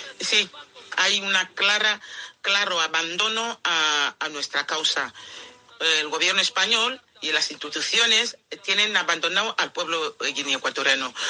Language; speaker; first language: Spanish; non-native, local second language; Fang